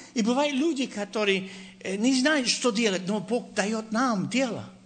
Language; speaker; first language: Russian; non-native, learner; Spanish